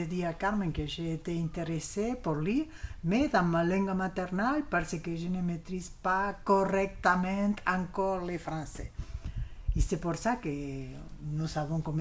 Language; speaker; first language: French; non-native, learner; Spanish